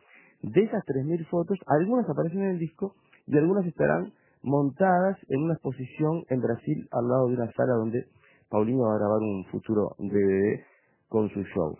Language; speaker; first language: Spanish; native; Spanish